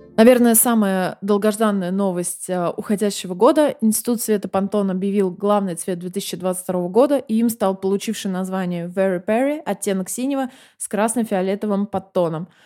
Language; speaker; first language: Russian; native; Russian